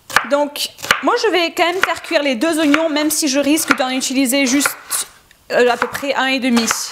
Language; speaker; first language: French; native; French